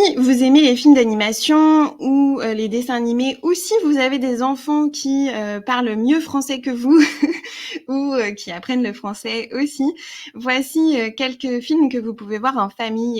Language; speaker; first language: French; native; French